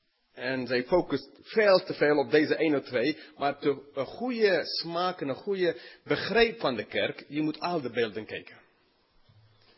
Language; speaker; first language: Dutch; non-native, fluent; English